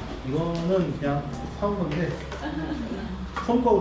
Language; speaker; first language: Korean; native; Korean